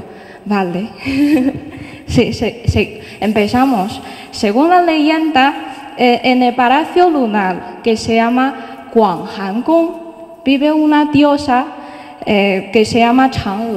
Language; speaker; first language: Spanish; non-native, fluent; Chinese